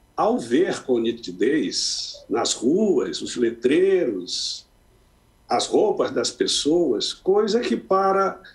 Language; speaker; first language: Portuguese; native; Portuguese